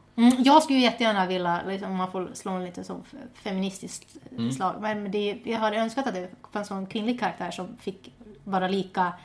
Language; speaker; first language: Swedish; native; Swedish